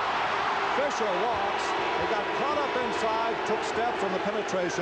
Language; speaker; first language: English; native; English